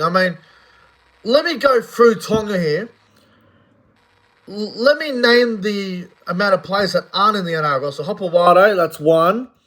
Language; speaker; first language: English; native; English